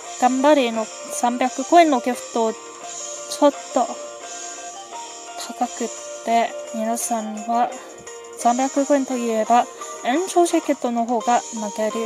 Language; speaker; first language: Japanese; non-native, learner; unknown